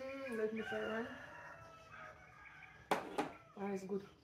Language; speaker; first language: English; non-native, learner; Russian